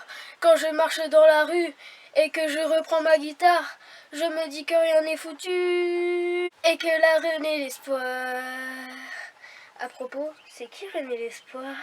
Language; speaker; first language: French; native; French